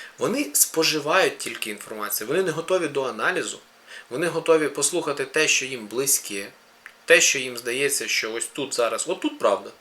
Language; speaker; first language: Ukrainian; native; Ukrainian